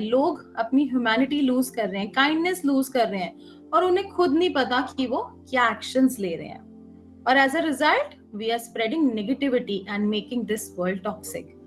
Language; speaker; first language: Hindi; native; Hindi